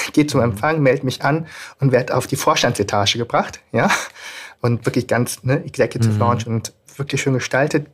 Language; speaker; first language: German; native; German